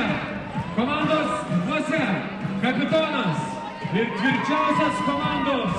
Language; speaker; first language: Lithuanian; native; Lithuanian